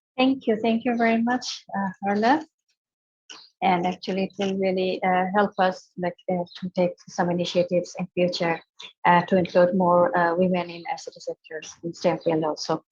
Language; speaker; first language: English; non-native, local second language; Bangla